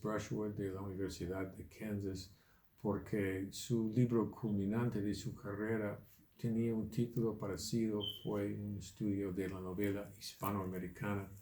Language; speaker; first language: Spanish; non-native, fluent; English